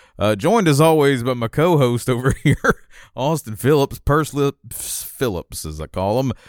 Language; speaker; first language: English; native; English